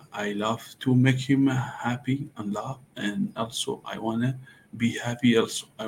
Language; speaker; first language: English; non-native, learner; Persian